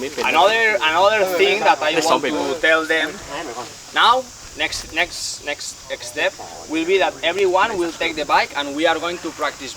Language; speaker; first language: English; non-native, fluent; Spanish